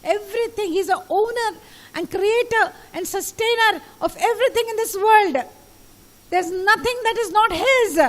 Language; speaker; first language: English; non-native, local second language; Telugu